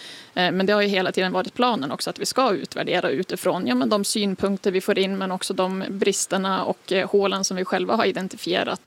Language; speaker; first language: Swedish; native; Swedish